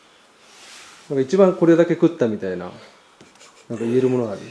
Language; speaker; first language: Japanese; native; Japanese